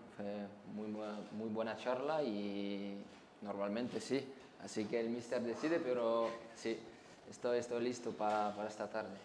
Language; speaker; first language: Spanish; non-native, learner; French